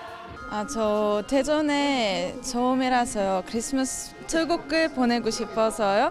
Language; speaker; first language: Korean; non-native, learner; Estonian